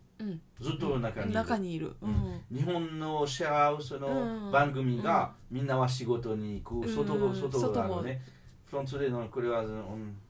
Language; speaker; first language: Japanese; non-native, fluent; French